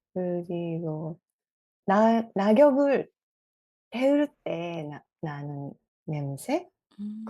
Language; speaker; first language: Korean; non-native, fluent; Japanese